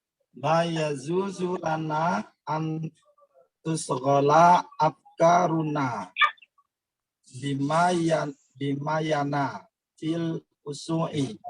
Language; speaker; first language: Arabic; non-native, learner; Indonesian